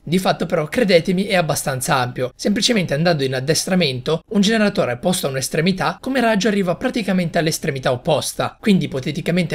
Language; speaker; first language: Italian; native; Italian